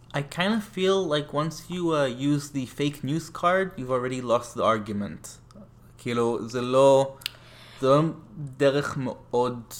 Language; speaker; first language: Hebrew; non-native, fluent; English